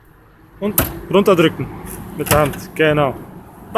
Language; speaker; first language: German; native; German